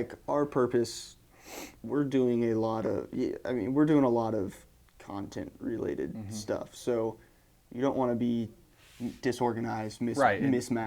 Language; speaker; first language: English; native; English